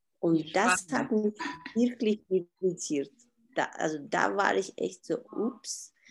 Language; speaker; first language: German; non-native, fluent; Russian